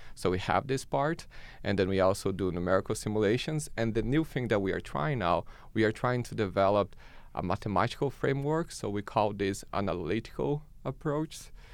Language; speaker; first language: English; non-native, fluent; Portuguese